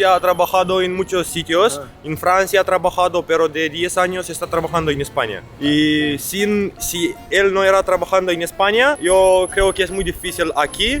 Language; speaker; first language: Spanish; non-native, learner; Romanian